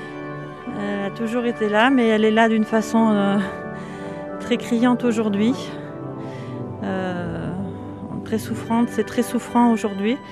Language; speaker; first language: French; native; French